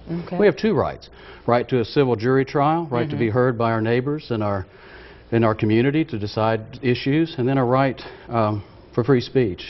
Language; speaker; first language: English; native; English